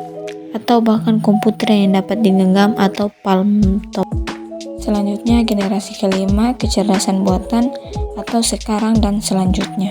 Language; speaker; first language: Indonesian; native; Indonesian